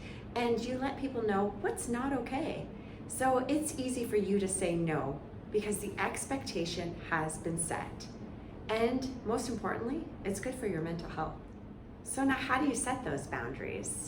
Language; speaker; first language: English; native; English